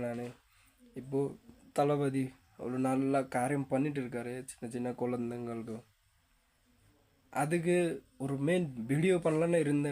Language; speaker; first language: Tamil; non-native, fluent; Nepali